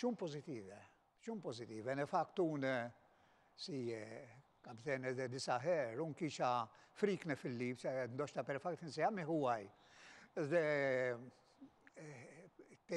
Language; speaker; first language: Albanian; non-native, fluent; Maltese